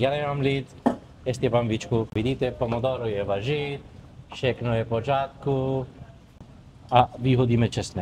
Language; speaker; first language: Czech; non-native, learner; Italian